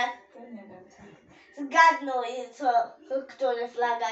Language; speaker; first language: Polish; non-native, learner; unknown